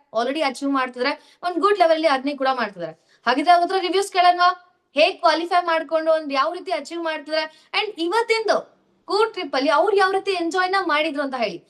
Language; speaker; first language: Kannada; native; Kannada